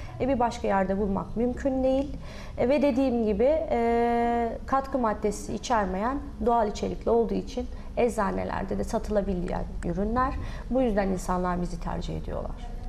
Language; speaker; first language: Turkish; native; Turkish